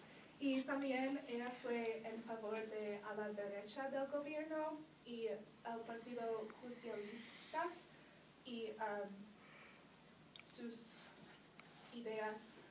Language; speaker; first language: Spanish; non-native, learner; English